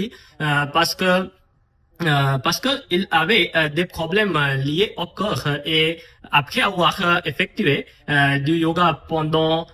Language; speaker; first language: French; non-native, fluent; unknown